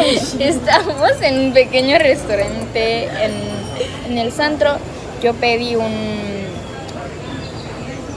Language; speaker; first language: Spanish; non-native, learner; French